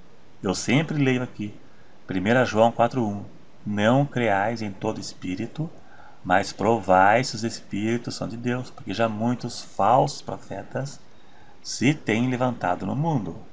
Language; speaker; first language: Portuguese; native; Portuguese